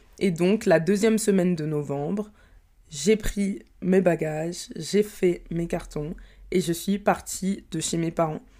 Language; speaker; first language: French; early bilingual, other home language; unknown